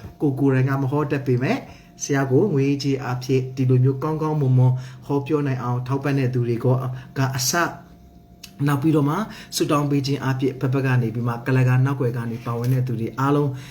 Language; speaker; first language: Burmese; non-native, local second language; Hakha Chin